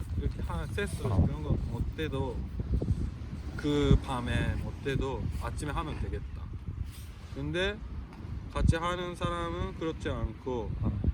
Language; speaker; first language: Korean; non-native, fluent; Japanese